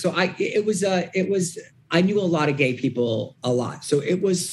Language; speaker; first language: English; native; English